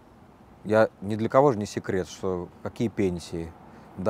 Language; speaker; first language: Russian; native; Russian